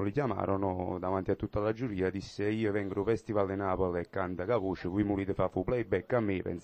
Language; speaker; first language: Italian; native; Italian